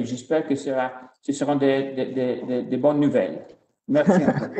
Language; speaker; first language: French; non-native, fluent; Italian